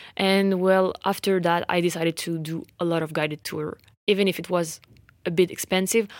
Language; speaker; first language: English; non-native, fluent; French